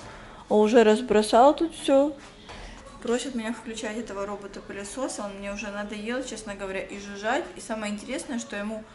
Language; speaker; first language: Russian; native; Russian